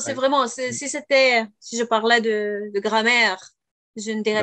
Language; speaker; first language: French; non-native, fluent; Bulgarian